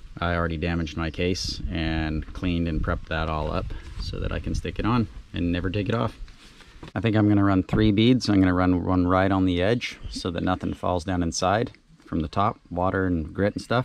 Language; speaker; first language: English; native; English